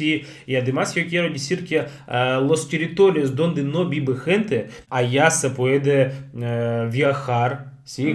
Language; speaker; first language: Spanish; non-native, fluent; Russian